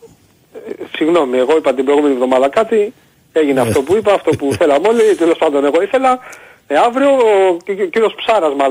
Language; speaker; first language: Greek; native; Greek